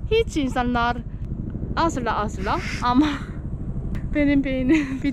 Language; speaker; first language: Turkish; non-native, learner; Korean